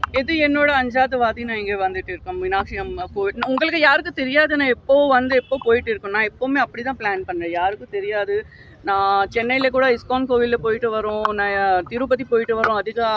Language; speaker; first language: Tamil; non-native, learner; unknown